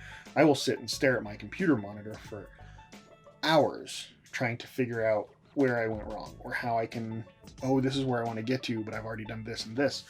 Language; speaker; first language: English; native; English